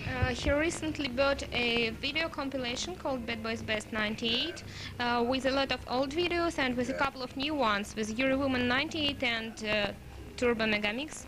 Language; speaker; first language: English; non-native, fluent; Russian